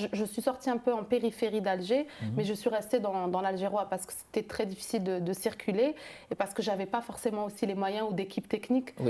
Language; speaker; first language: French; non-native, local second language; Arabic